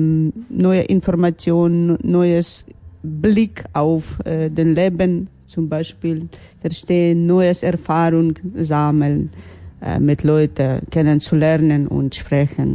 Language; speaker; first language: German; non-native, learner; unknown